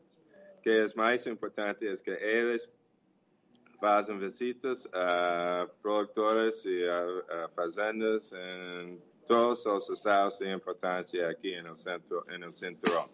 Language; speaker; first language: Portuguese; non-native, learner; English